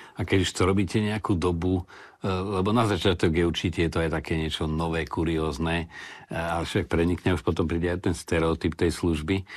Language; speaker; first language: Slovak; native; Slovak